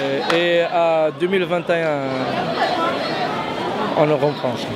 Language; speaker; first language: French; non-native, learner; Arabic